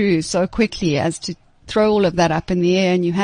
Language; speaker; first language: English; native; English